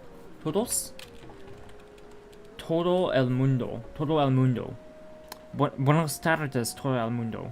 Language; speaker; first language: Spanish; non-native, learner; English